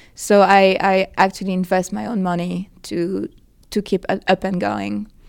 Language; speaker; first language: English; non-native, fluent; French